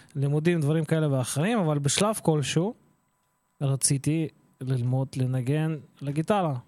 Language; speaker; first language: Hebrew; early bilingual, other home language; Russian